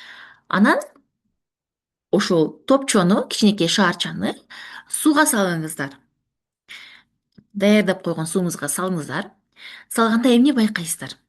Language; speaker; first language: Kyrgyz; native; Kyrgyz